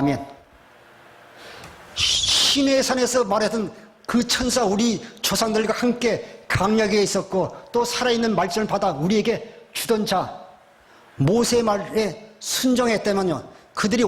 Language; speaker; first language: Korean; native; Korean